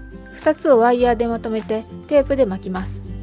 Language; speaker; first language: Japanese; native; Japanese